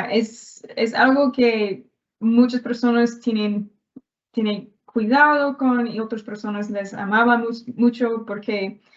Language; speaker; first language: Spanish; non-native, learner; English